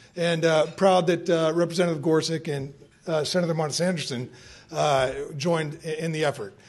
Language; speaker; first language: English; native; English